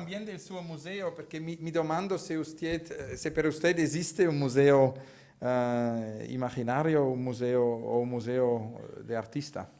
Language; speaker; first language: Spanish; non-native, learner; Italian